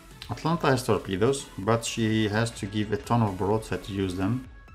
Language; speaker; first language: English; non-native, fluent; Italian